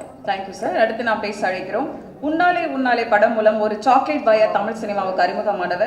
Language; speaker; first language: Tamil; native; Tamil